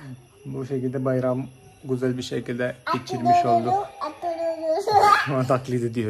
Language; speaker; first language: Turkish; non-native, fluent; Malayalam